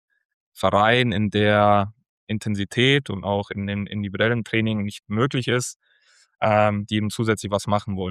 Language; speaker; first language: German; native; German